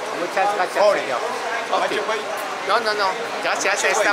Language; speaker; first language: Spanish; non-native, learner; French